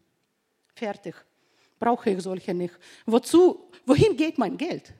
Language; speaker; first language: German; non-native, fluent; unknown